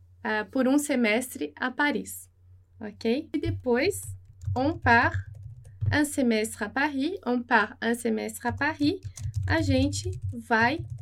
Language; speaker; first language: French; non-native, fluent; Portuguese